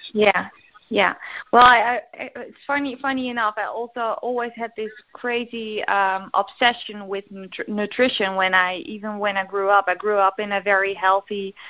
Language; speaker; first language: English; non-native, fluent; Dutch